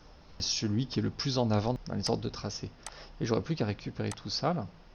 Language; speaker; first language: French; native; French